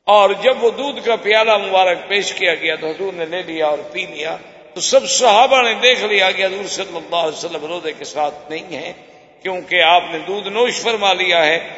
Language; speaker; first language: Urdu; native; Urdu